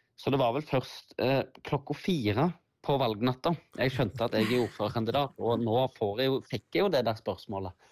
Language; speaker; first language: Norwegian; native; Norwegian